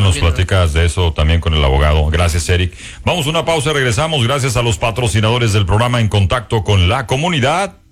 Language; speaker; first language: Spanish; native; Spanish